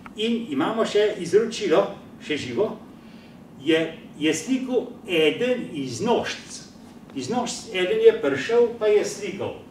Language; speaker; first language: Slovenian; native; Slovenian